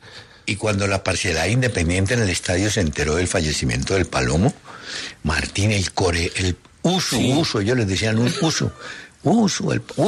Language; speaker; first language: Spanish; native; Spanish